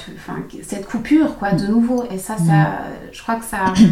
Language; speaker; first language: French; native; French